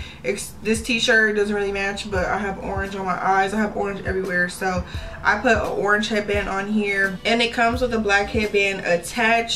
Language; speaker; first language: English; native; English